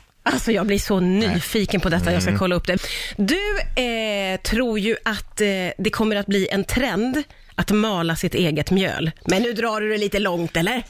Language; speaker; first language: Swedish; native; Swedish